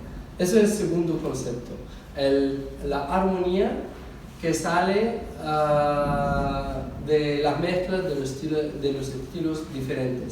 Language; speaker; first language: Spanish; non-native, fluent; Russian